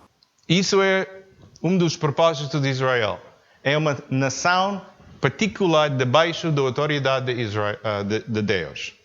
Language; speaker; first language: Portuguese; non-native, learner; English